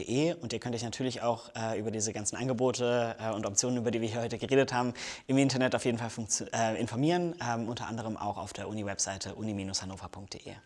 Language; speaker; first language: German; native; German